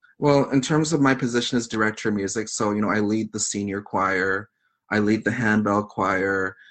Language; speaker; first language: English; native; English